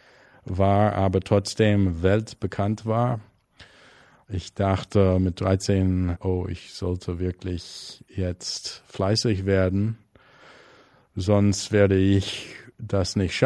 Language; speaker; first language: German; non-native, fluent; English